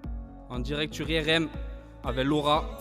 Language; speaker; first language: French; native; French